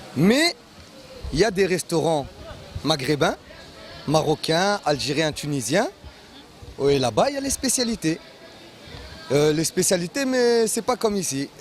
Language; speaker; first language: French; early bilingual, other home language; Arabic